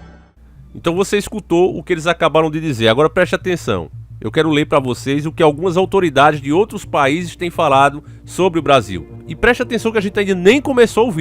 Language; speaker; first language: Portuguese; native; Portuguese